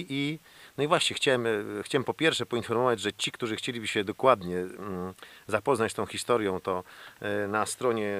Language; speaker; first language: Polish; native; Polish